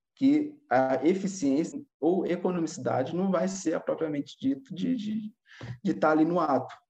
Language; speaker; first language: Portuguese; native; Portuguese